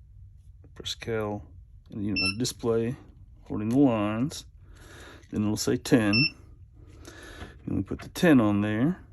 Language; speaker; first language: English; native; English